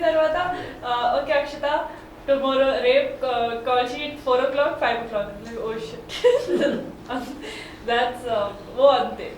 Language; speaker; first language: Telugu; non-native, learner; Hindi